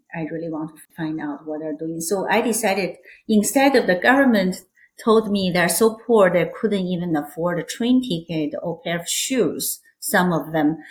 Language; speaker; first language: English; non-native, fluent; Chinese